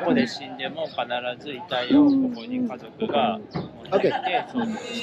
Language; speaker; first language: Japanese; native; Japanese